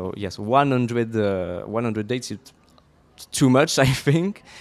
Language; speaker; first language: English; non-native, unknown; French